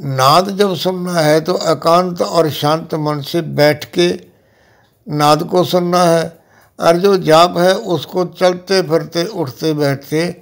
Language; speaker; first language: Hindi; non-native, local second language; Punjabi